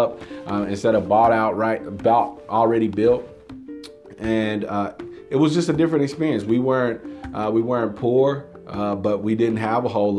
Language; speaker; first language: English; native; English